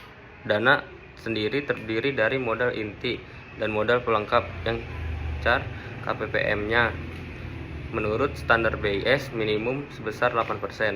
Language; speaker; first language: Indonesian; native; Indonesian